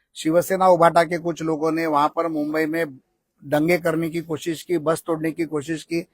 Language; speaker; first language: Hindi; non-native, local second language; Marathi